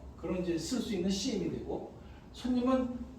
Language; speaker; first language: Korean; native; Korean